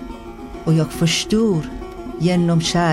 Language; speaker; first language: Swedish; non-native, learner; Persian